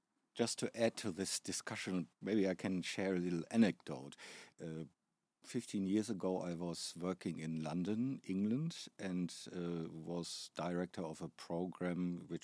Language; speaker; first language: English; non-native, fluent; German